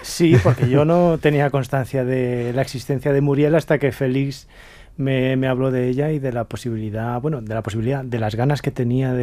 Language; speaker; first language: Spanish; native; Spanish